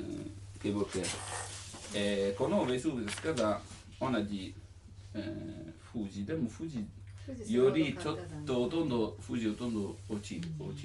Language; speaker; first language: Japanese; non-native, learner; Italian